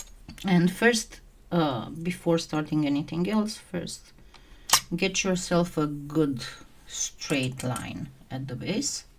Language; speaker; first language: English; non-native, fluent; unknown